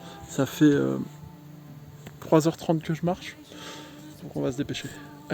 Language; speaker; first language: French; native; French